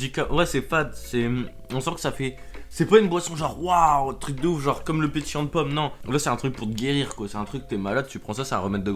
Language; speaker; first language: French; native; French